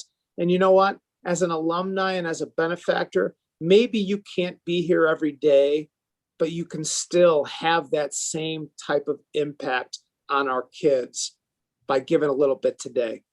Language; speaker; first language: English; native; English